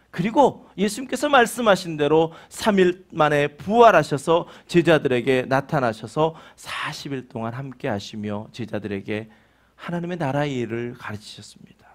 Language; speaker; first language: Korean; native; Korean